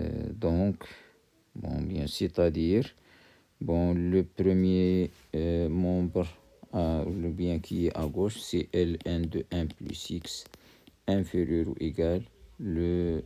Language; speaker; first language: French; non-native, local second language; Arabic